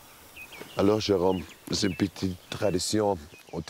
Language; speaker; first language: French; non-native, fluent; German